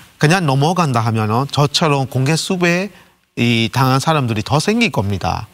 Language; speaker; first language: Korean; non-native, fluent; Burmese